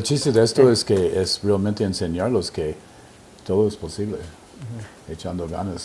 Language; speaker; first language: Spanish; non-native, fluent; English